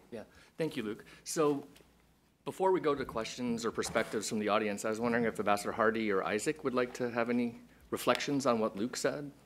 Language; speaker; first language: English; native; English